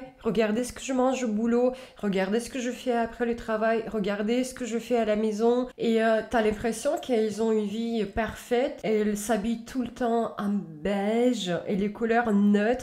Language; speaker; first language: French; native; French